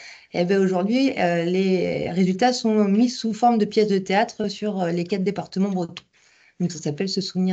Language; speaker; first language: French; native; French